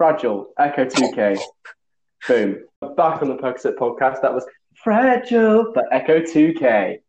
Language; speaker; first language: English; native; English